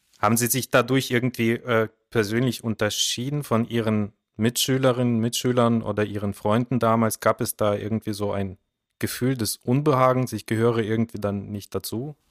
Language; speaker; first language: German; early bilingual, other home language; Russian